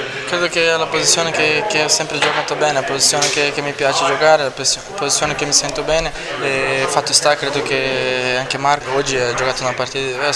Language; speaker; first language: Italian; non-native, fluent; Portuguese